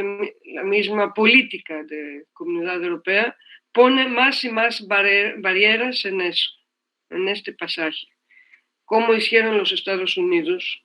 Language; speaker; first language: Spanish; non-native, fluent; Greek